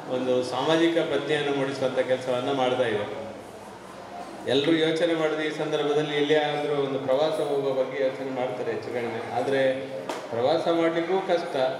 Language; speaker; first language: Kannada; native; Kannada